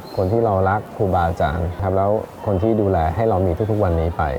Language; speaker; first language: Thai; native; Thai